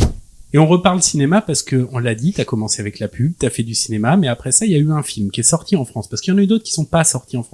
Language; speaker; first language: French; native; French